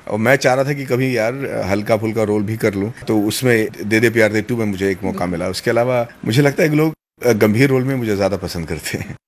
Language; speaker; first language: Hindi; non-native, local second language; Tamil